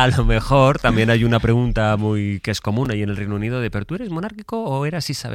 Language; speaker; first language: Spanish; native; Spanish